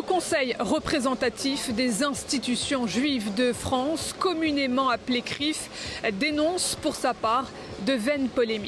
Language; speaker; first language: French; native; French